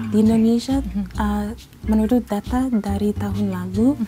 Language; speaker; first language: Indonesian; non-native, fluent; English